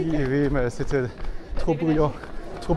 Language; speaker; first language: French; non-native, fluent; German